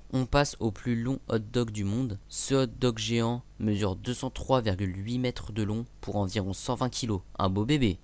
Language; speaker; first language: French; native; French